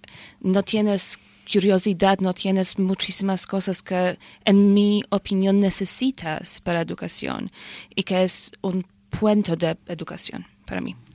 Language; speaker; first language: Spanish; non-native, learner; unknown